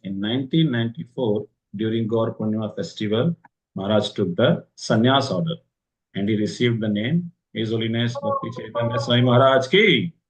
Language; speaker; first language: English; non-native, local second language; Hindi